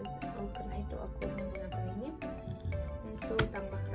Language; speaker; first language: Indonesian; non-native, learner; Russian